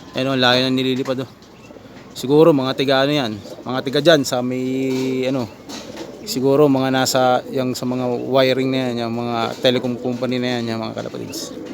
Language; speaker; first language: Filipino; native; Filipino